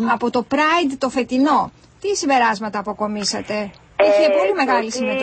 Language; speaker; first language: Greek; native; Greek